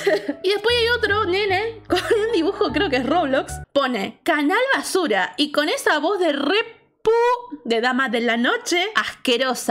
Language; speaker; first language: Spanish; native; Spanish